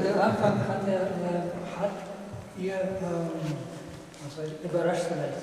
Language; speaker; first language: German; non-native, fluent; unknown